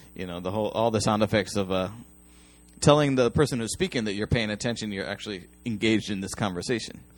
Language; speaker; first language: English; native; English